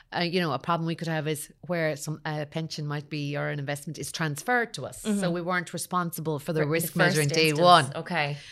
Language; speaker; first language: English; native; English